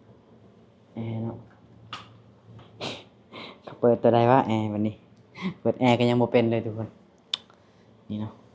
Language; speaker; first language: Thai; non-native, local second language; Lao